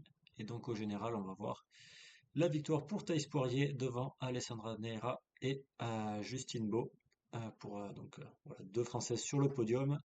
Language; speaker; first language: French; native; French